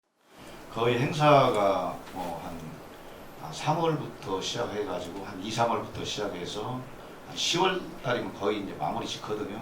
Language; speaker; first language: Korean; native; Korean